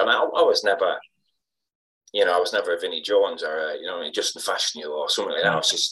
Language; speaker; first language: English; native; English